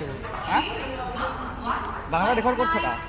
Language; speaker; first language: Hindi; non-native, local second language; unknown